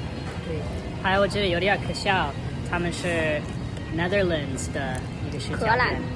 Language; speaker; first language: Chinese; non-native, fluent; English